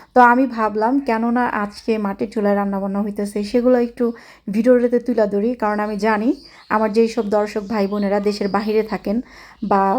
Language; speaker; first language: Bangla; native; Bangla